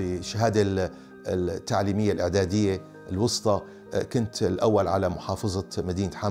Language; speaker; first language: Arabic; native; Arabic